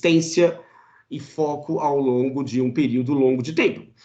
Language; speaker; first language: Portuguese; native; Portuguese